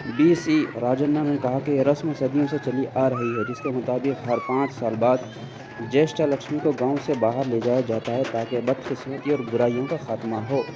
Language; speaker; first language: Urdu; native; Urdu